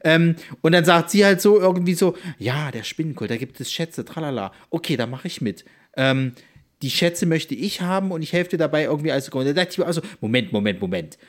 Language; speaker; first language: German; native; German